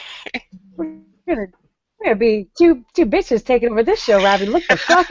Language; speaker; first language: English; native; English